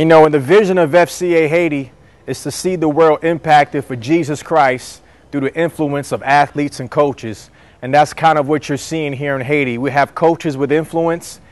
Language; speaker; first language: English; native; English